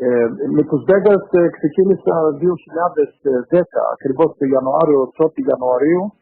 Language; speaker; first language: Greek; early bilingual, heritage; Greek